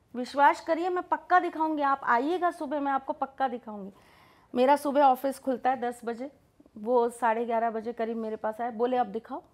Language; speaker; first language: Hindi; native; Hindi